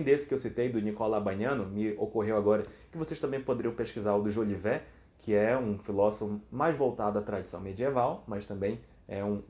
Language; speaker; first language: Portuguese; native; Portuguese